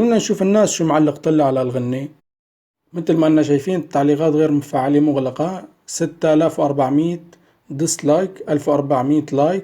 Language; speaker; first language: Arabic; native; Arabic